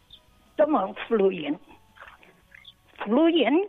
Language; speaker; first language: Spanish; non-native, local second language; Catalan